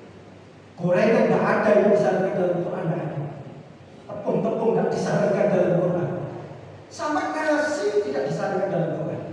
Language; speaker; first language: Indonesian; non-native, local second language; Javanese